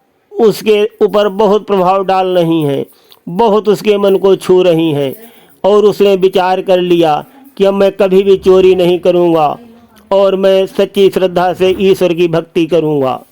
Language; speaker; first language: Hindi; native; Hindi